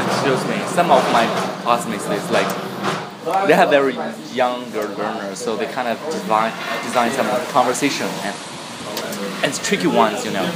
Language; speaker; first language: English; non-native, fluent; Chinese